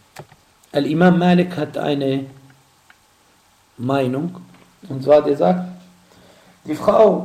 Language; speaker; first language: German; non-native, fluent; Arabic